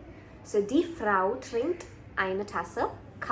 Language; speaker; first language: German; non-native, fluent; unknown